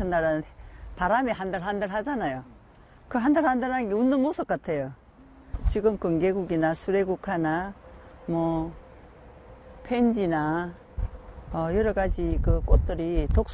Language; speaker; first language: Korean; native; Korean